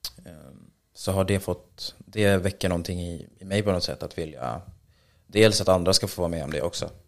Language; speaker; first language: Swedish; native; Swedish